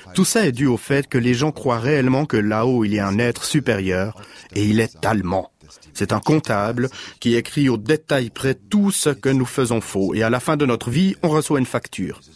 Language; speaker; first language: French; non-native, fluent; German